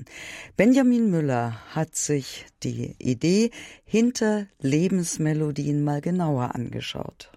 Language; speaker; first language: German; native; German